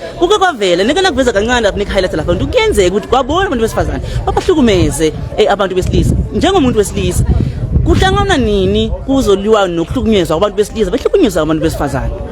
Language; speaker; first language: Zulu; native; Zulu